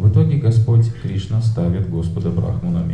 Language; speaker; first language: Russian; native; Russian